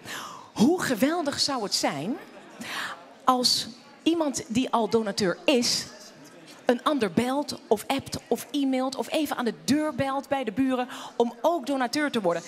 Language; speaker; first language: Dutch; native; Dutch